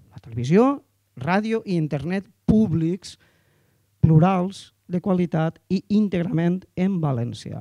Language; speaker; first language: Catalan; native; Catalan